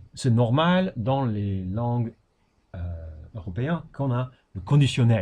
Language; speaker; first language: French; non-native, fluent; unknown